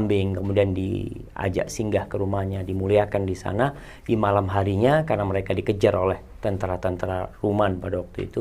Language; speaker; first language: Indonesian; native; Indonesian